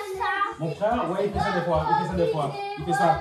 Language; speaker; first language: French; native; French